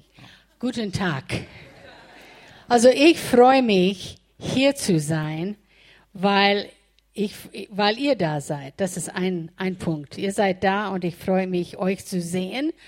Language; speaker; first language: German; non-native, fluent; English